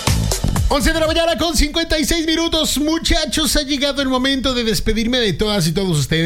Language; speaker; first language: Spanish; native; Spanish